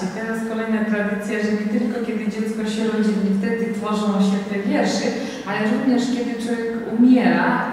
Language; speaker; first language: Polish; non-native, fluent; Georgian